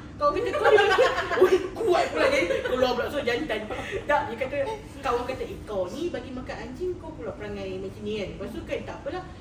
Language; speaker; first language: Malay; native; Malay